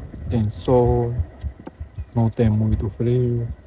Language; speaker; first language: Portuguese; non-native, learner; Arabic